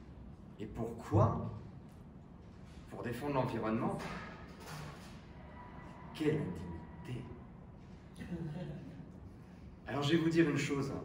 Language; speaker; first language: French; native; French